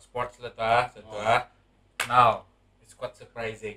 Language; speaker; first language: English; non-native, local second language; Malay